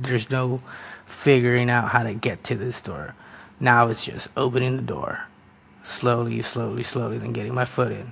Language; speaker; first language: English; early bilingual, other home language; Spanish